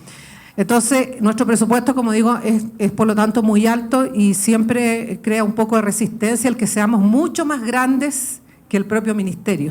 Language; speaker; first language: Spanish; native; Spanish